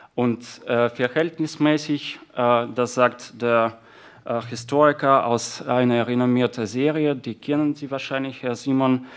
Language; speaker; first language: German; non-native, fluent; Russian